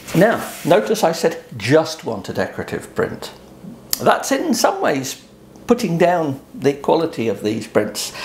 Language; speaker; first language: English; native; English